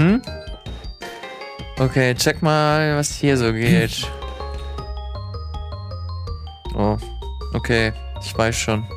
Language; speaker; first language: German; native; German